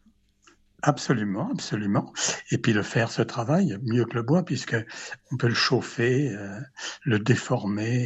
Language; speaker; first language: French; native; French